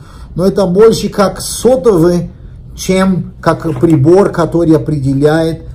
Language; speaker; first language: Russian; non-native, learner; Portuguese